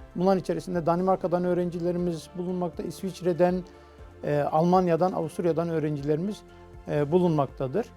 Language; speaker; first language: Turkish; native; Turkish